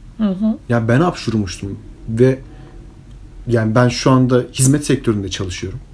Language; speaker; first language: Turkish; early bilingual, heritage; Turkish